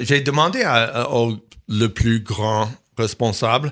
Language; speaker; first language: French; non-native, fluent; English